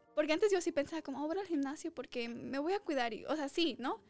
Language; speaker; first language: Spanish; early bilingual, other home language; English